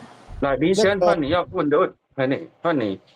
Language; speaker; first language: Chinese; native; Chinese